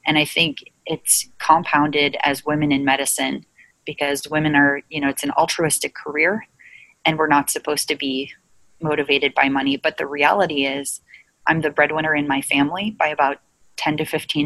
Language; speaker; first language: English; native; English